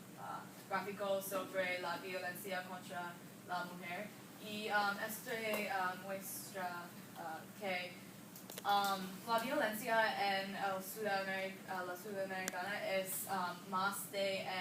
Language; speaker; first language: Spanish; non-native, learner; English